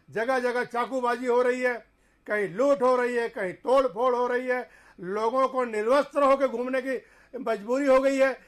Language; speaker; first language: Hindi; native; Hindi